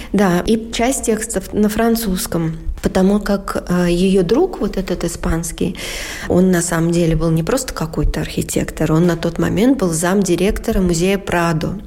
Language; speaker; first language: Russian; native; Russian